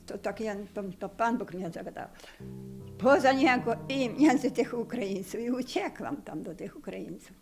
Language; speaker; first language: Polish; non-native, local second language; Ukrainian